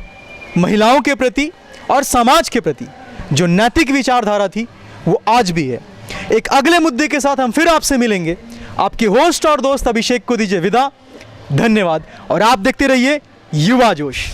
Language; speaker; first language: Hindi; native; Hindi